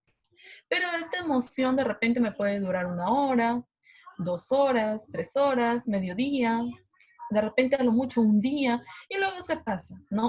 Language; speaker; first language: Spanish; native; Spanish